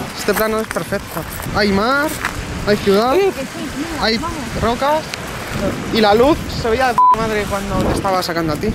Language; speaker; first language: Spanish; native; Spanish